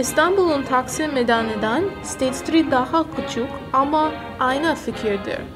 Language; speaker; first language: Turkish; non-native, learner; English